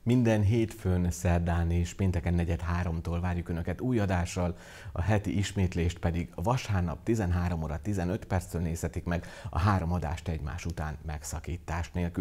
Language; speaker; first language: Hungarian; native; Hungarian